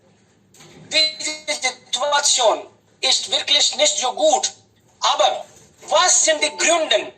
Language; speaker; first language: German; non-native, fluent; Hindi